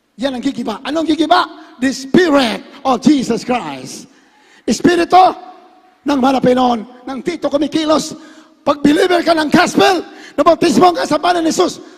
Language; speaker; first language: Filipino; native; Filipino